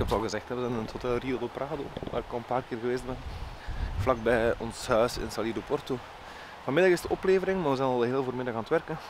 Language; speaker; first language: Dutch; native; Dutch